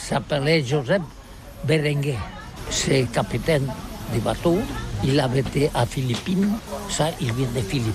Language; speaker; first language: French; non-native, learner; Catalan